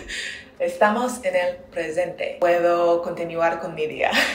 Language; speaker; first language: Spanish; non-native, learner; English